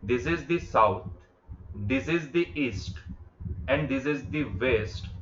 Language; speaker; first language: English; non-native, local second language; Gujarati